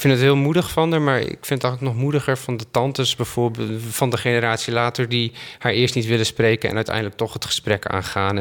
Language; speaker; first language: Dutch; native; Dutch